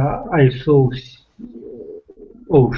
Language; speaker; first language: English; non-native, learner; Russian